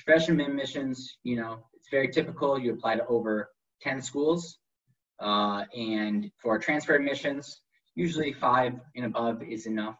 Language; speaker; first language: English; native; English